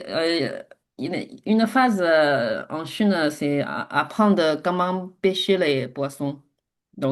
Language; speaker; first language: French; non-native, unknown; Chinese